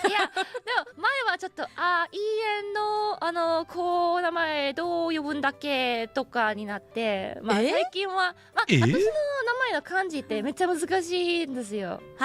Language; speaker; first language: Japanese; non-native, fluent; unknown